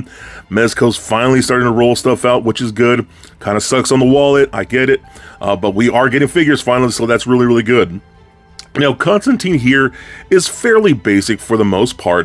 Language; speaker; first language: English; native; English